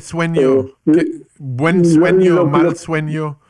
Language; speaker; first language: Spanish; non-native, learner; English